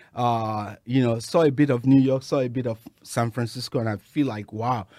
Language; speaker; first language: English; non-native, local second language; Yoruba